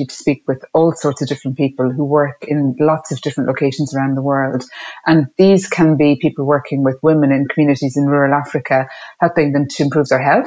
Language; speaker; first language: English; native; English